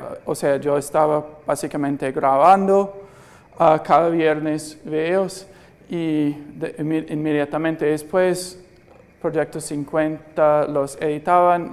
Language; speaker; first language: Spanish; non-native, fluent; English